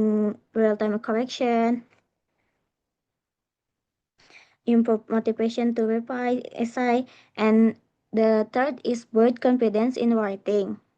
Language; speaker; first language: English; non-native, learner; Indonesian